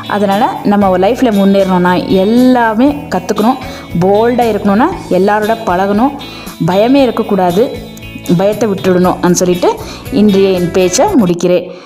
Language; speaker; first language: Tamil; non-native, local second language; Kannada